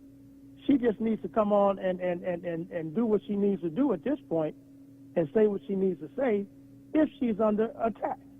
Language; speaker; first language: English; native; English